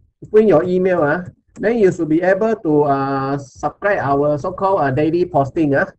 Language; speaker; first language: English; non-native, local second language; Chinese